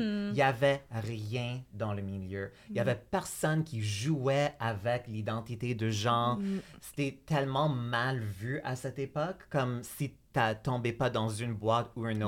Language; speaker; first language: French; native; French